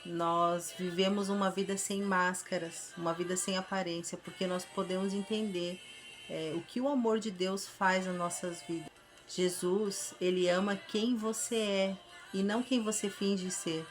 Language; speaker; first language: Portuguese; native; Portuguese